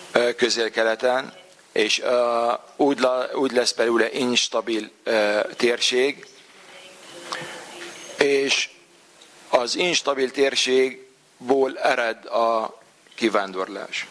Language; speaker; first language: Hungarian; non-native, fluent; Arabic